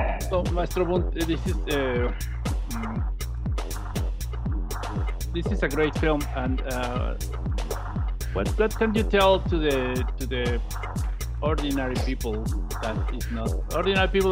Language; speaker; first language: English; non-native, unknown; Spanish